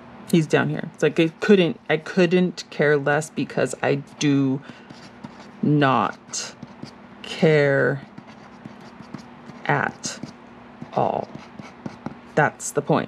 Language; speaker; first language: English; native; English